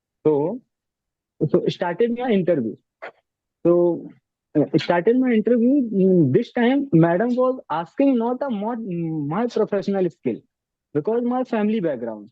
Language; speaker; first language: English; non-native, learner; Hindi